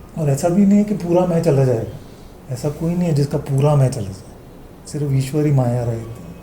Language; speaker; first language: Hindi; early bilingual, heritage; Hindi